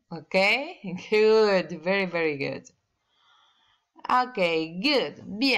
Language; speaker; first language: English; non-native, learner; Spanish